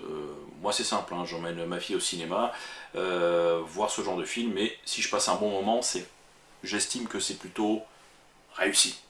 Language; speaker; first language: French; native; French